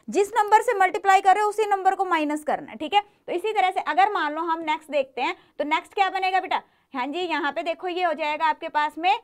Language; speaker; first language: Hindi; native; Hindi